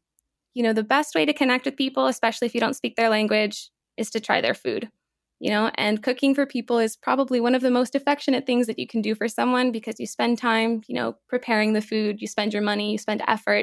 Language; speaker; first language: English; native; English